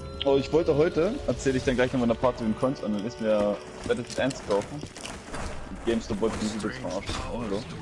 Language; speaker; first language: German; native; German